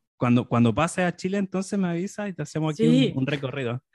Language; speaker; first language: Spanish; native; Spanish